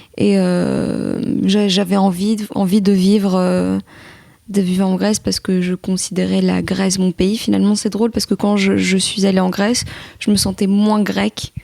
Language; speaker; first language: French; early bilingual, other home language; Greek